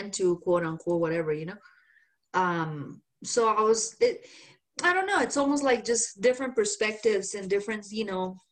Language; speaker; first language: English; non-native, fluent; Spanish